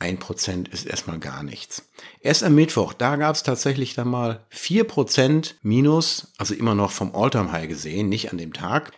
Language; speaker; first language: German; native; German